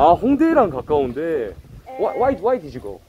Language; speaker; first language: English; non-native, learner; Korean